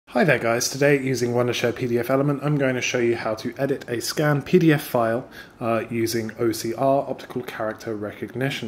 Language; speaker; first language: English; native; English